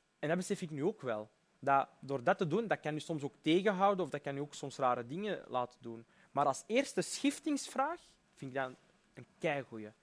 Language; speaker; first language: Dutch; early bilingual, other home language; Berber languages